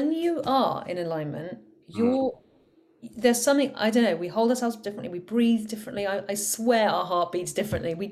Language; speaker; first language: English; native; English